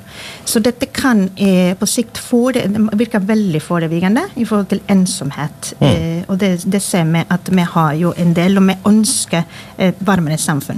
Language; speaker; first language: Norwegian; non-native, fluent; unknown